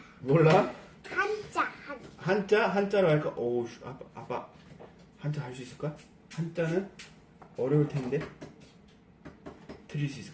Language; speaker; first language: Korean; non-native, fluent; English